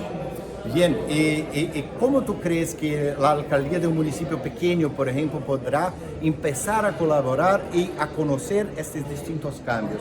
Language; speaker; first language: Spanish; non-native, learner; Portuguese